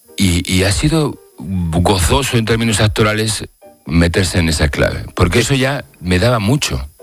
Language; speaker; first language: Spanish; native; Spanish